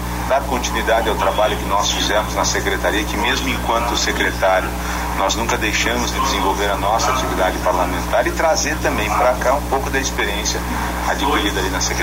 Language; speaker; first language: Portuguese; native; Portuguese